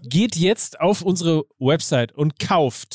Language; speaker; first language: German; native; German